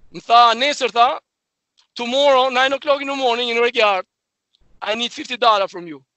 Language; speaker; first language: English; non-native, learner; Albanian